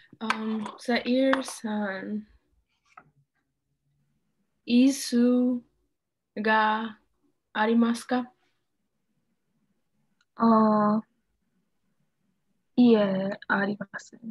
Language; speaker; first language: Japanese; non-native, learner; English